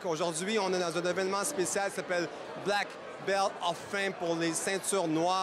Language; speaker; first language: French; native; French